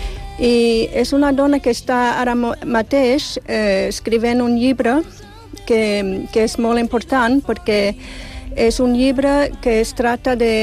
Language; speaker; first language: Catalan; non-native, fluent; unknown